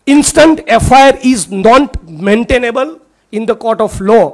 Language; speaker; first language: Hindi; non-native, local second language; Gujarati